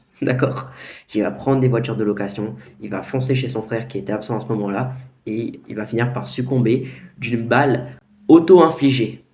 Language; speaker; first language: French; native; French